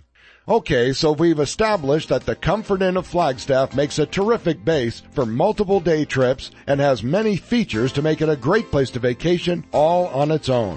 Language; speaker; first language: English; native; English